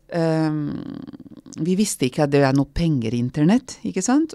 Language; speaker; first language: Norwegian; non-native, fluent; Hungarian